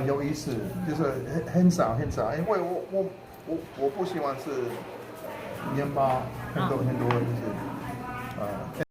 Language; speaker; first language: Chinese; non-native, learner; English